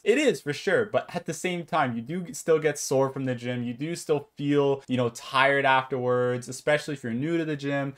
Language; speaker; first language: English; native; English